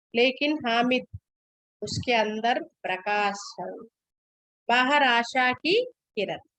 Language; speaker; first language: Hindi; non-native, local second language; Telugu